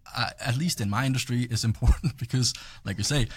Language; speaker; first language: English; non-native, fluent; Danish